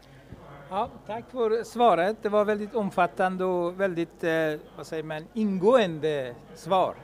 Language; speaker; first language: Swedish; non-native, fluent; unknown